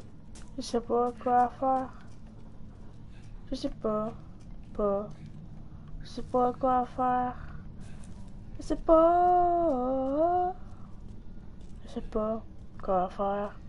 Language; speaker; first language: French; native; French